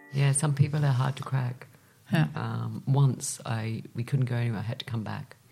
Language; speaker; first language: English; native; English